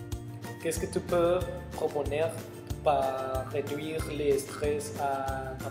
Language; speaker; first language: French; non-native, learner; Spanish